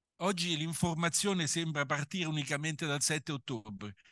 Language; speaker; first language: Italian; native; Italian